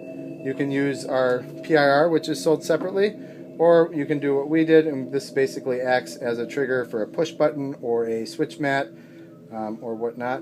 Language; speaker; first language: English; native; English